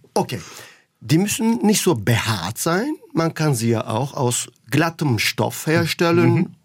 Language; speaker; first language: German; non-native, fluent; Turkish